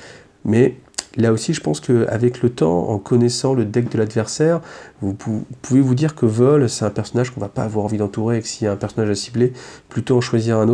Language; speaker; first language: French; native; French